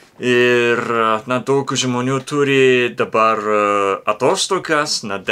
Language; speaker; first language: Lithuanian; non-native, learner; Japanese